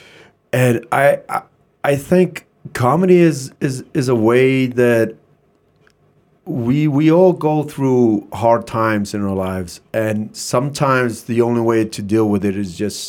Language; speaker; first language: English; non-native, fluent; Icelandic